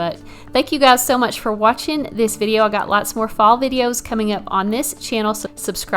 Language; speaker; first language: English; native; English